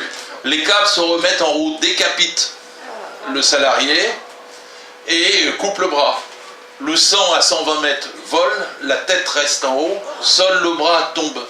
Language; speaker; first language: French; native; French